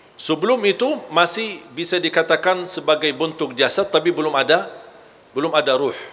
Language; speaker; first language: Malay; non-native, fluent; Arabic